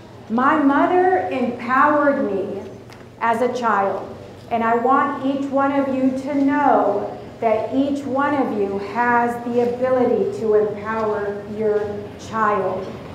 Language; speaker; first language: English; early bilingual, other home language; Spanish